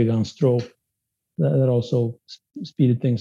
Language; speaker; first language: English; non-native, fluent; Spanish